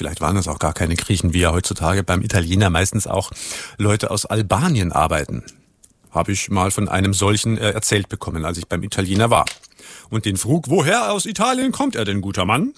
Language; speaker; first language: German; native; German